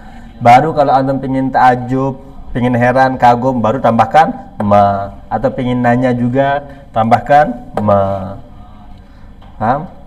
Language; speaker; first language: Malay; non-native, local second language; Indonesian